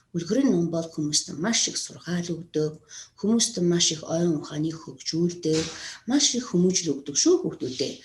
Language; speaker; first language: Mongolian; non-native, local second language; Kazakh